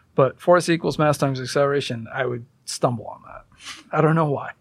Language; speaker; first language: English; early bilingual, other home language; Hindi